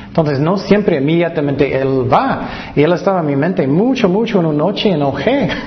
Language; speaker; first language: Spanish; non-native, fluent; English